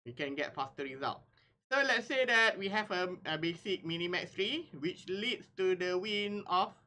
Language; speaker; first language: English; non-native, local second language; Malay